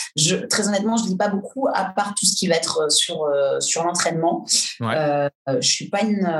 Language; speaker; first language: French; native; French